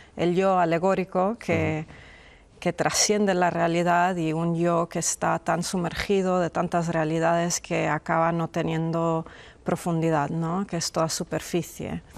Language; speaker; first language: Spanish; non-native, fluent; Persian